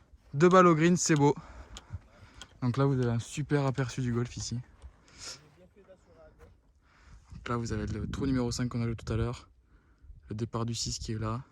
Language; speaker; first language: French; native; French